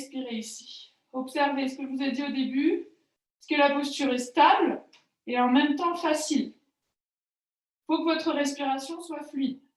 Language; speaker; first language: French; native; French